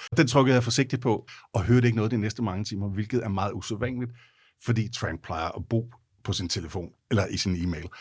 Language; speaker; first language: Danish; native; Danish